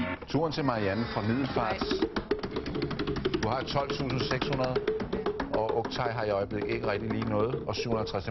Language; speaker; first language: Danish; native; Danish